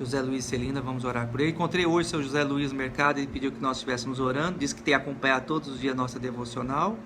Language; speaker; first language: Portuguese; native; Portuguese